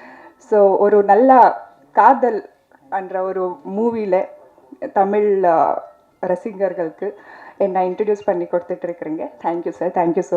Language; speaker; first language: Tamil; non-native, learner; Kannada